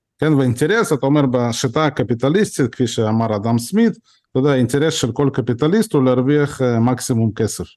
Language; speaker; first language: Hebrew; early bilingual, other home language; Russian